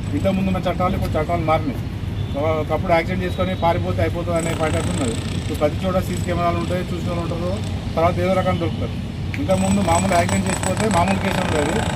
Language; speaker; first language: Telugu; native; Telugu